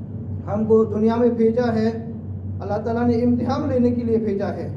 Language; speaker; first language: Hindi; non-native, fluent; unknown